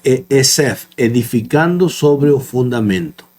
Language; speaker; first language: Portuguese; non-native, fluent; Spanish